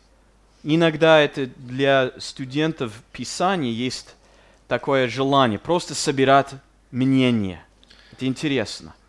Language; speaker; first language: Russian; non-native, fluent; English